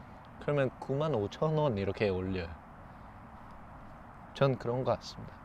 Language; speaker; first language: Korean; non-native, fluent; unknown